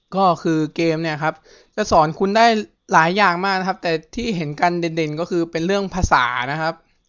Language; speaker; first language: Thai; native; Thai